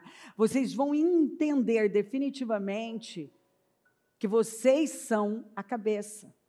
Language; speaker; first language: Portuguese; native; Portuguese